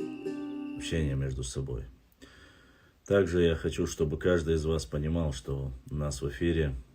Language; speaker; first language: Russian; non-native, local second language; Chechen